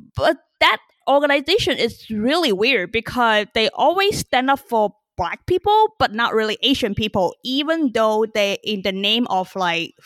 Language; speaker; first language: English; early bilingual, other home language; Chinese